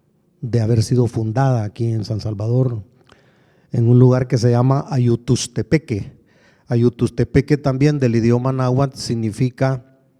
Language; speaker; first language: Spanish; native; Spanish